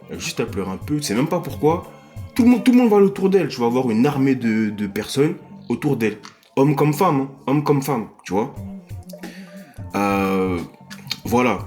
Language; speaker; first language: French; native; French